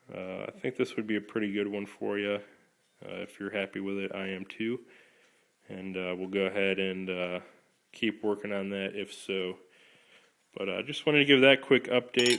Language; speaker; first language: English; native; English